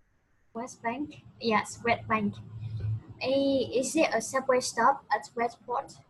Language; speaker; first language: English; non-native, fluent; Vietnamese